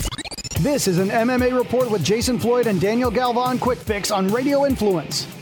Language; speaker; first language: English; native; English